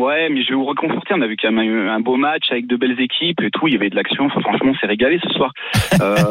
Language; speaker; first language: French; native; French